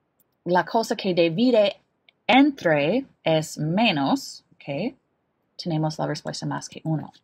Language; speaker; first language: Spanish; non-native, fluent; English